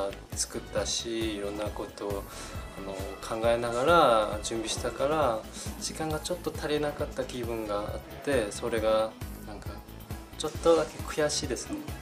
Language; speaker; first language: Japanese; non-native, fluent; Korean